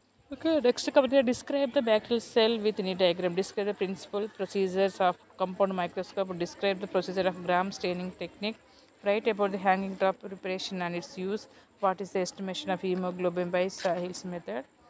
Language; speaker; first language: English; non-native, local second language; Telugu